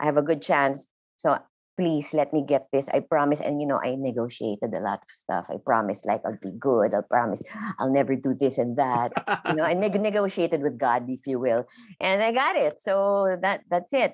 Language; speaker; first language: English; non-native, local second language; Filipino